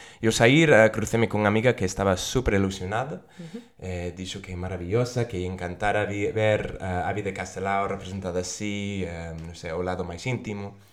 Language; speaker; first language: Galician; non-native, fluent; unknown